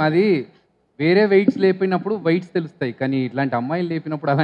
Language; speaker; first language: Telugu; native; Telugu